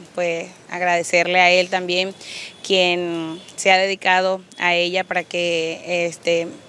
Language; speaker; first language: Spanish; native; Spanish